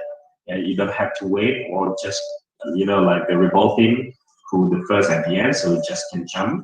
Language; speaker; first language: English; non-native, fluent; Indonesian